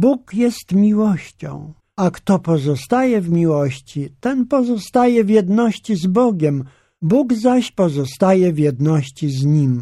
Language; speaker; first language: Polish; native; Polish